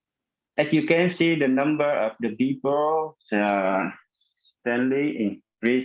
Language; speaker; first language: English; non-native, fluent; Vietnamese